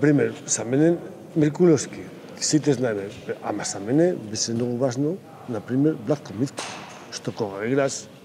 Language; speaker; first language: Macedonian; non-native, learner; Spanish